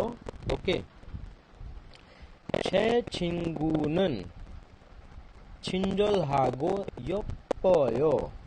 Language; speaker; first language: Korean; non-native, fluent; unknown